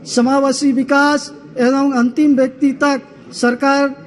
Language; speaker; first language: Hindi; native; Hindi